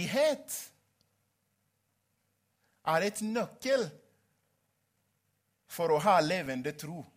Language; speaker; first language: Norwegian; non-native, fluent; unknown